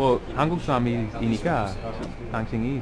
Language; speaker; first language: Korean; non-native, learner; English